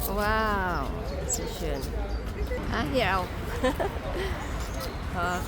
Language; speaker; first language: German; non-native, learner; Filipino